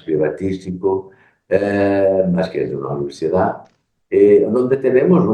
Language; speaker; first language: Spanish; non-native, learner; Portuguese